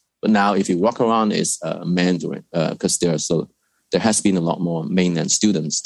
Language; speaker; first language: English; non-native, fluent; Cantonese